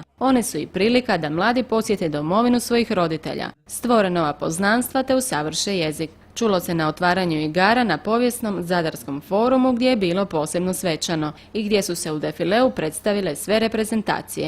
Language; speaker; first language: Croatian; native; Croatian